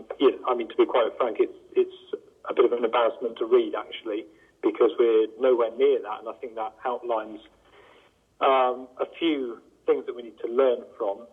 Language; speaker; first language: English; native; English